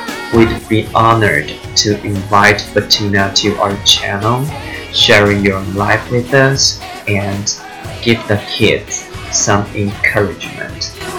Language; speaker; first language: English; non-native, fluent; Chinese